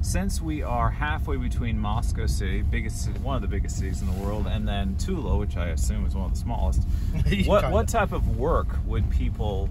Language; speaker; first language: English; native; English